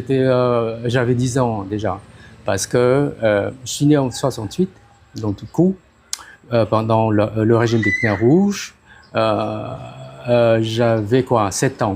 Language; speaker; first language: French; non-native, fluent; Khmer